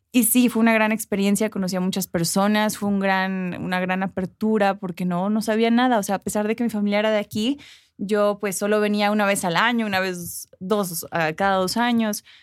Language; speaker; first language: Spanish; early bilingual, heritage; Spanish